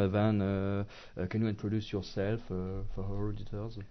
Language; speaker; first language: English; non-native, learner; French